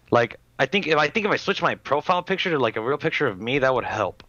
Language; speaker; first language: English; native; English